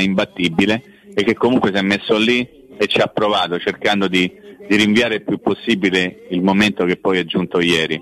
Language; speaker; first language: Italian; native; Italian